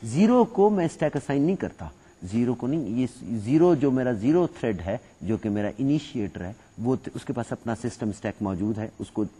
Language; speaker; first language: Urdu; native; Urdu